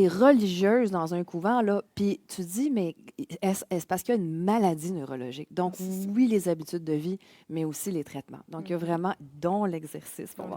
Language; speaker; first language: French; native; French